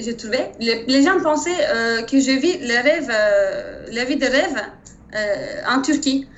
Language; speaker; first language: French; non-native, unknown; Turkish